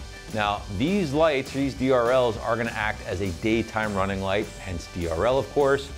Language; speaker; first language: English; native; English